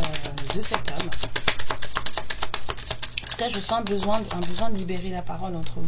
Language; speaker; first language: French; native; French